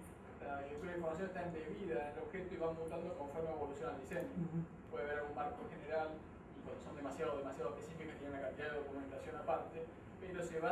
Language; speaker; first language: Spanish; native; Spanish